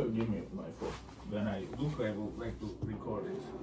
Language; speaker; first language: English; non-native, learner; Turkish